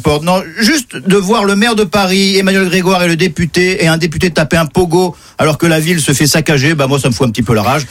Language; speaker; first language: French; native; French